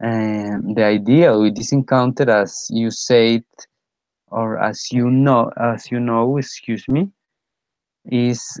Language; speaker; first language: English; non-native, fluent; Spanish